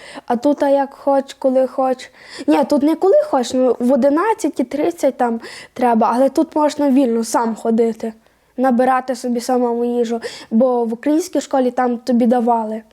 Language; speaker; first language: Ukrainian; native; Ukrainian